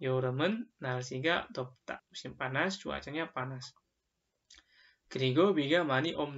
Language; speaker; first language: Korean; non-native, fluent; Indonesian